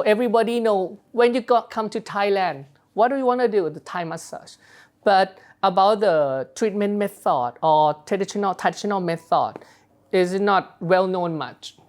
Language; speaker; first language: English; non-native, learner; Thai